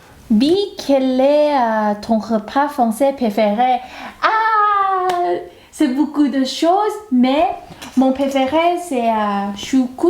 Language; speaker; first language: French; non-native, learner; Thai